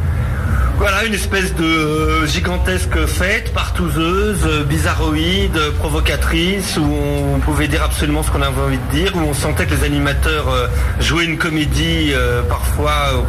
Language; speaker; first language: French; native; French